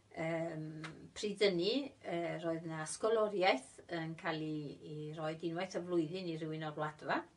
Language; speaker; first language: Welsh; early bilingual, heritage; Spanish